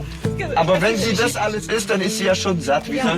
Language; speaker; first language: German; native; German